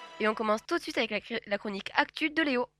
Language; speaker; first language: French; native; French